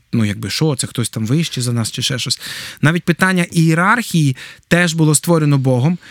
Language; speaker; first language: Ukrainian; native; Ukrainian